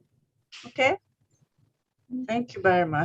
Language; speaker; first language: English; non-native, learner; Japanese